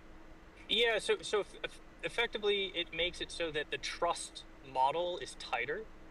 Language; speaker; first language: English; native; English